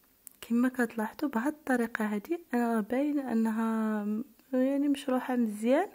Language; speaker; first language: Arabic; native; Arabic